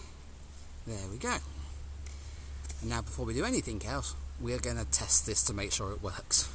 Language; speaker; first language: English; native; English